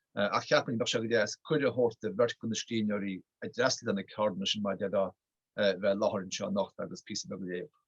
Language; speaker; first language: Irish; native; Irish